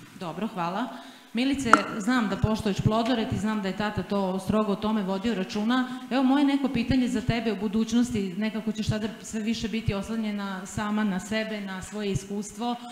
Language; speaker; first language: Serbian; native; Serbian